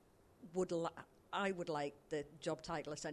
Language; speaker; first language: English; native; English